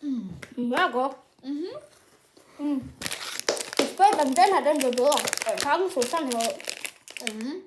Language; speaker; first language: Danish; native; Danish